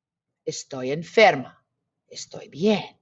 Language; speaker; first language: Spanish; non-native, fluent; English